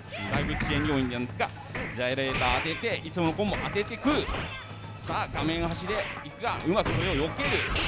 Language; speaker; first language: Japanese; native; Japanese